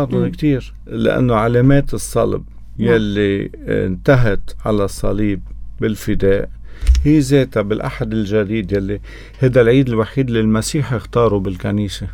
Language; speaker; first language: Arabic; native; Arabic